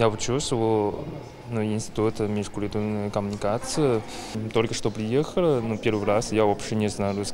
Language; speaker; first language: Russian; non-native, learner; Chinese